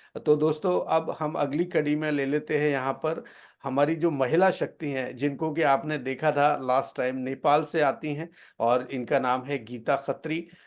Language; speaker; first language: Hindi; native; Hindi